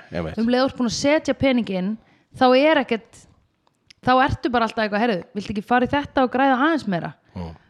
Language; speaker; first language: Icelandic; native; Icelandic